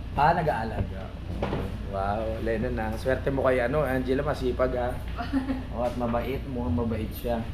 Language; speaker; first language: Filipino; native; Filipino